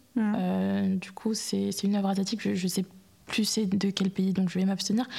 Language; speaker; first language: French; native; French